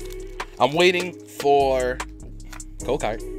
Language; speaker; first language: English; native; English